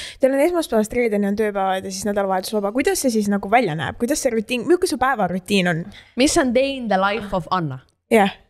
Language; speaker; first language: Estonian; native; Estonian